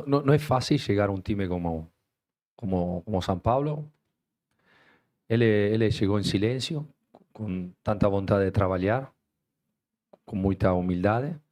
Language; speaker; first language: Portuguese; non-native, fluent; Spanish